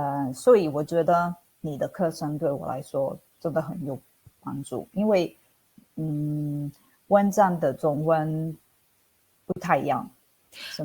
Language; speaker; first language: Chinese; non-native, fluent; Italian